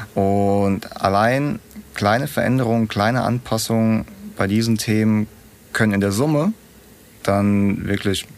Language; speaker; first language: German; early bilingual, other home language; Russian